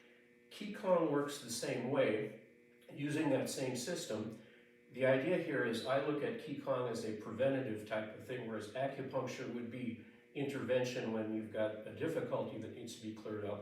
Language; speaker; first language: English; native; English